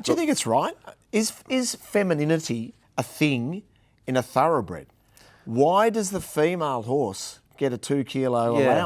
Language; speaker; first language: English; native; English